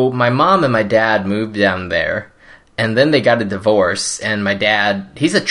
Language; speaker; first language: English; early bilingual, other home language; Cantonese